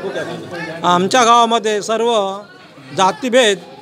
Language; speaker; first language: Hindi; non-native, local second language; Marathi